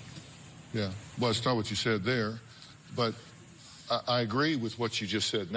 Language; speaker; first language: English; native; English